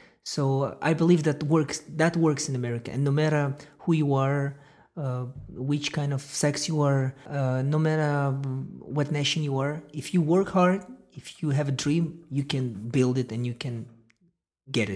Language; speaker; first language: English; non-native, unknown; Russian